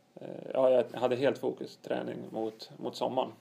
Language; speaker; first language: Swedish; native; Swedish